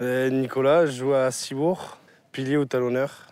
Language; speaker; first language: French; native; French